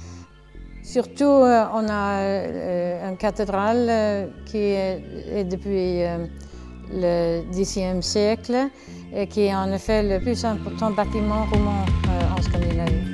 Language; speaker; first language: French; non-native, fluent; Swedish